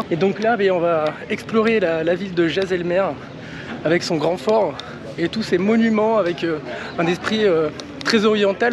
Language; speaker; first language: French; native; French